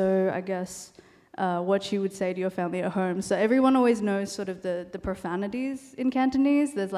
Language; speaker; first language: English; non-native, local second language; Cantonese